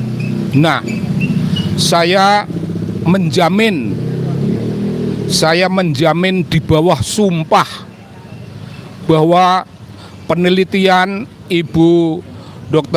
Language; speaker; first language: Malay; non-native, local second language; Javanese